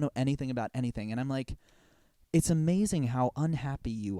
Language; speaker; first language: English; native; English